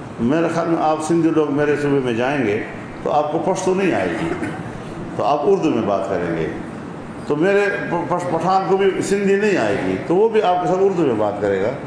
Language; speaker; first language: Urdu; non-native, local second language; Pashto